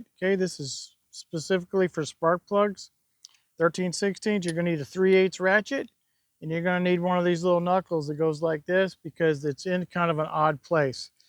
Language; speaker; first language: English; native; English